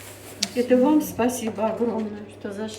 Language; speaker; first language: Russian; native; Russian